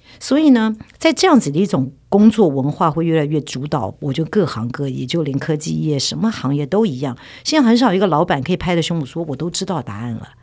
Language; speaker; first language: Chinese; native; Chinese